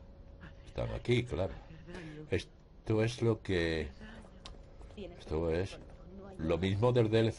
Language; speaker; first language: Spanish; native; Spanish